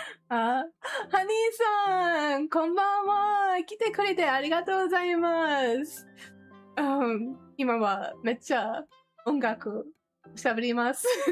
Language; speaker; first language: Japanese; non-native, learner; English